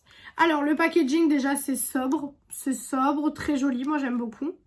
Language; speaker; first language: French; native; French